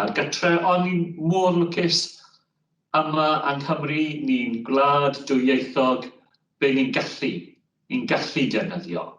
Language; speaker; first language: Welsh; non-native, local second language; English